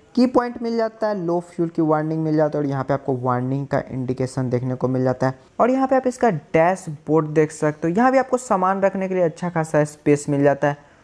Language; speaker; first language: Hindi; native; Hindi